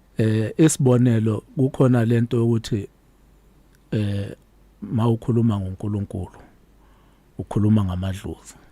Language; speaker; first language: Zulu; native; Zulu